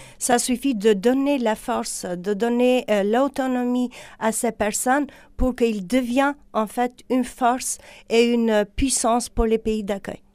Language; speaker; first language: French; non-native, fluent; Albanian